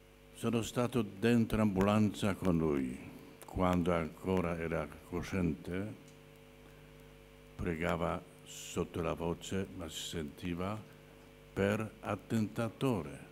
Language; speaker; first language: Italian; non-native, fluent; Polish